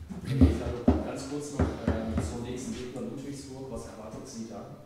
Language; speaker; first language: German; native; German